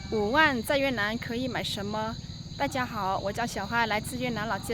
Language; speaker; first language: Chinese; non-native, fluent; Vietnamese